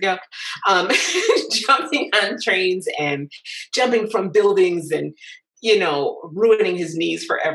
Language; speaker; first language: English; native; English